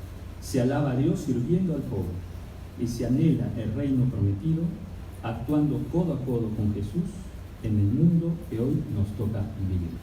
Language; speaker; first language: Spanish; native; Spanish